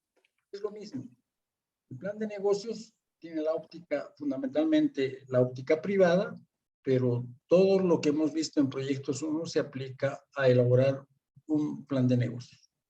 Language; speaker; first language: Spanish; native; Spanish